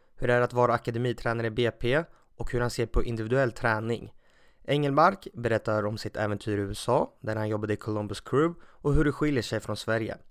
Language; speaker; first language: Swedish; native; Swedish